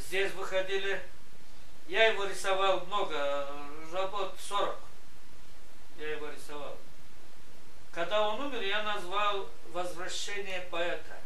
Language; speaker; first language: Russian; non-native, local second language; Gagauz